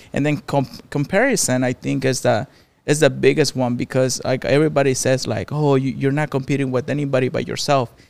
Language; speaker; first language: English; non-native, fluent; Spanish